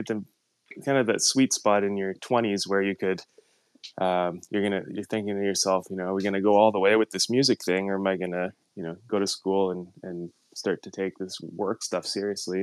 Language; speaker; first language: English; native; English